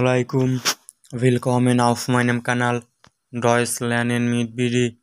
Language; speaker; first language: German; non-native, learner; Bangla